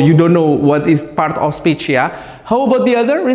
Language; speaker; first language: English; non-native, fluent; Indonesian